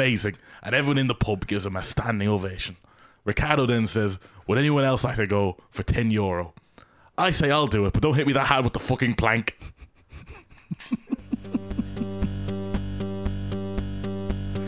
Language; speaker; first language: English; native; English